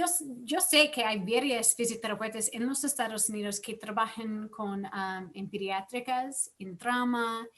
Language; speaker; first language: Spanish; non-native, fluent; English